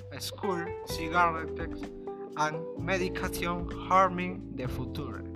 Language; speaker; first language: English; non-native, learner; Spanish